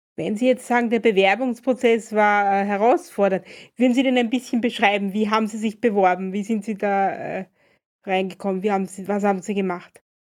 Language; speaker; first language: German; native; German